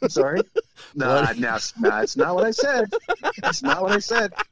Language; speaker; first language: English; native; English